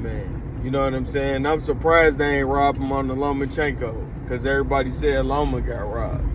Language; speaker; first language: English; native; English